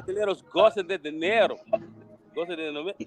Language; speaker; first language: Portuguese; non-native, learner; English